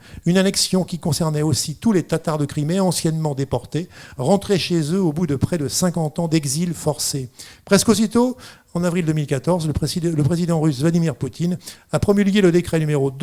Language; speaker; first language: French; native; French